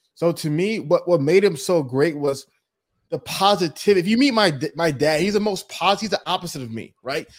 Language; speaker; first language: English; early bilingual, other home language; Yoruba